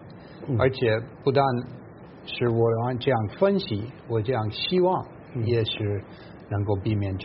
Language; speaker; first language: Chinese; non-native, fluent; English